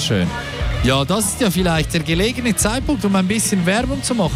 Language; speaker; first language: German; native; German